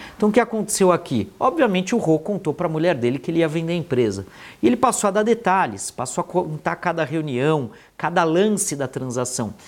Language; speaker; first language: Portuguese; native; Portuguese